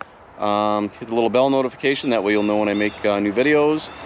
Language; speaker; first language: English; native; English